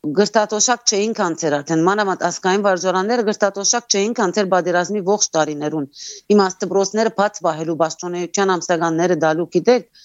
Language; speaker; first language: Armenian; early bilingual, heritage; Armenian